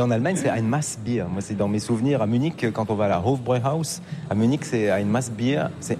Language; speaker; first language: French; native; French